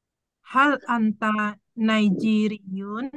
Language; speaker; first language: Arabic; non-native, learner; Indonesian